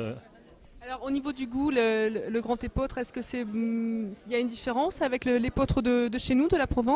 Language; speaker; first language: French; native; French